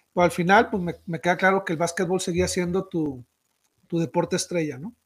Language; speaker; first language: Spanish; native; Spanish